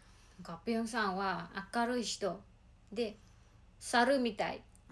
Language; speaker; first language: Japanese; non-native, learner; Mongolian